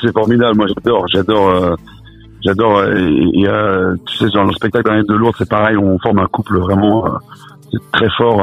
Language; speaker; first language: French; native; French